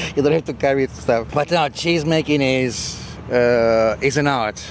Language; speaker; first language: English; non-native, fluent; Italian